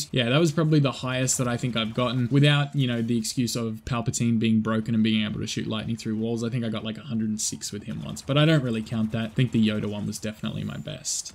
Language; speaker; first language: English; native; English